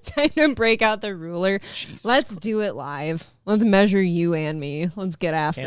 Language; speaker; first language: English; native; English